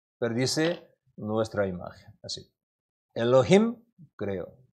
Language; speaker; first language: Spanish; non-native, learner; Korean